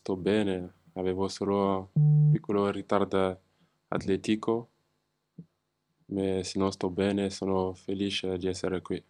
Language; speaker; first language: Italian; non-native, learner; French